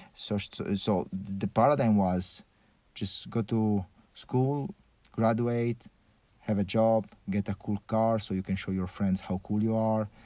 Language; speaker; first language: English; early bilingual, other home language; Italian